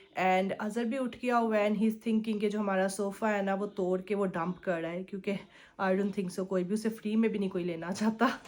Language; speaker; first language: Urdu; native; Urdu